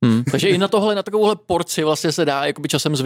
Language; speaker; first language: Czech; native; Czech